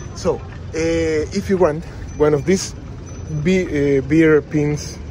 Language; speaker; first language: English; non-native, fluent; Spanish